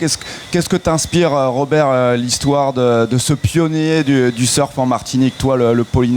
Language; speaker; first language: French; native; French